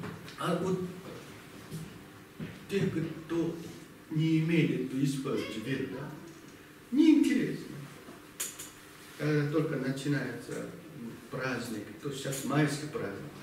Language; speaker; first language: Russian; non-native, learner; Korean